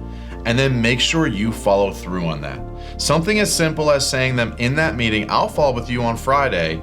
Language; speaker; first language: English; native; English